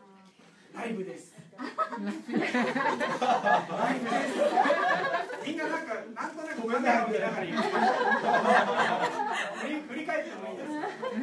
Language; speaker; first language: Japanese; native; Japanese